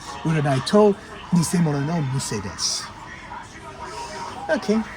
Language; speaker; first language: Japanese; non-native, fluent; English